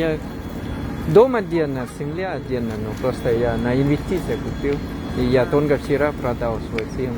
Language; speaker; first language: Russian; non-native, fluent; Thai